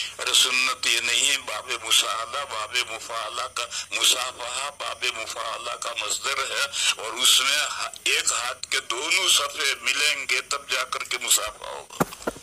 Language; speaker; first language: Urdu; non-native, local second language; Gujarati